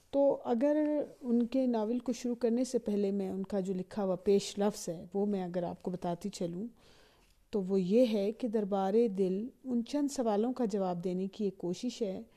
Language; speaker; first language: Urdu; native; Urdu